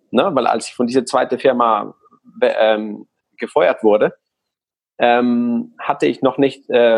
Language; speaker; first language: German; non-native, fluent; Spanish